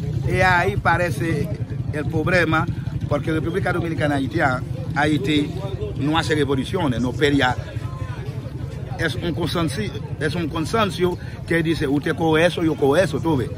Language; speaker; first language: Spanish; non-native, fluent; Haitian Creole